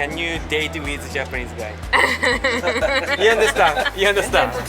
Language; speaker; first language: English; non-native, learner; Japanese